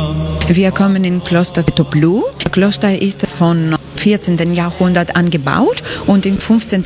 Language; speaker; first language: German; non-native, learner; Greek